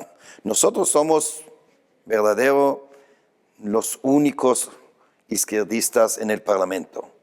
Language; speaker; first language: Spanish; non-native, fluent; Hebrew